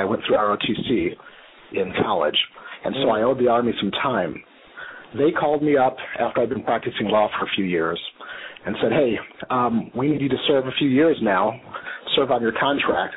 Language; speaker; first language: English; native; English